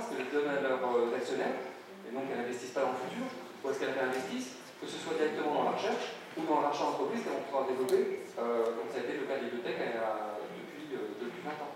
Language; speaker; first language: French; native; French